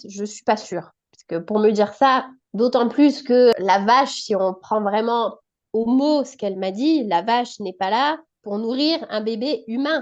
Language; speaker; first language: French; native; French